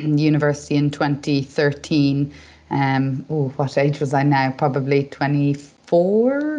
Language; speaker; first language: English; native; English